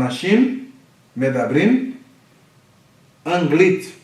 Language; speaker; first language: Hebrew; non-native, fluent; Portuguese